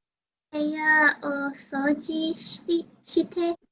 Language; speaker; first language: Japanese; non-native, learner; English